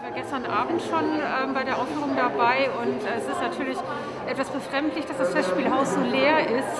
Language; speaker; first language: German; native; German